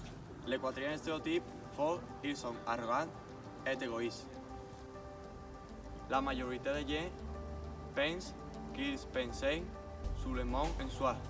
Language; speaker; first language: French; non-native, learner; Spanish